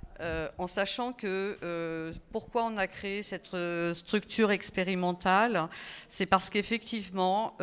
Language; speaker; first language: French; native; French